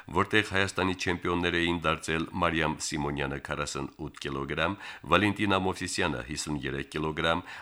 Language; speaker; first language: Armenian; native; Armenian